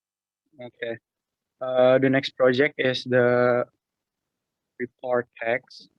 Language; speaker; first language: English; non-native, learner; Indonesian